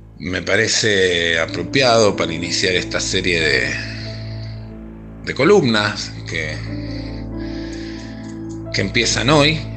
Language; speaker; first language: Spanish; native; Spanish